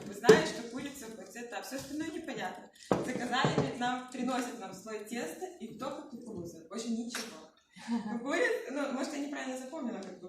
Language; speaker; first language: Russian; native; Russian